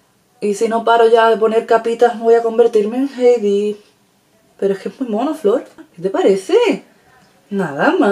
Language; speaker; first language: Spanish; native; Spanish